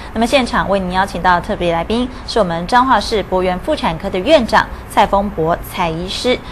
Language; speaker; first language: Chinese; native; Chinese